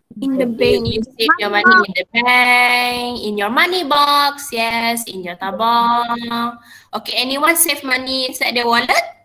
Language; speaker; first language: English; non-native, local second language; Malay